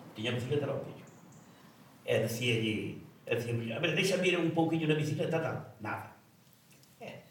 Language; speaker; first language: Galician; native; Galician